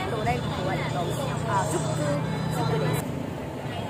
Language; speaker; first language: Japanese; non-native, learner; Vietnamese